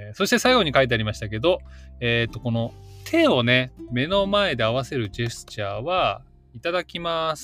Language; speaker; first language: Japanese; native; Japanese